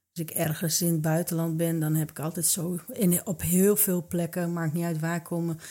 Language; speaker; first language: Dutch; early bilingual, other home language; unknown